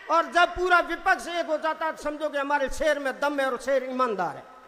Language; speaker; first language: Hindi; non-native, local second language; Rajasthani